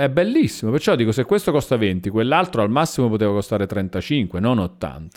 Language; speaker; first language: Italian; native; Italian